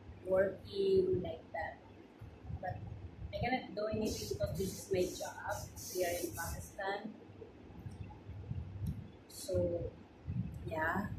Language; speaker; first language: English; non-native, learner; Filipino